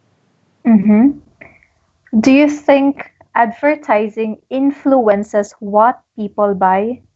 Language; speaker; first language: English; non-native, local second language; Filipino